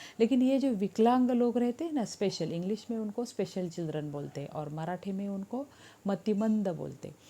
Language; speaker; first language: Hindi; non-native, local second language; Marathi